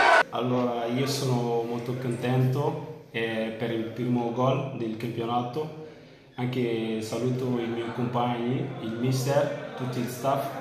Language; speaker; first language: Italian; non-native, learner; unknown